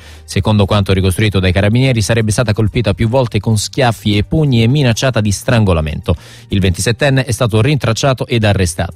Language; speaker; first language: Italian; native; Italian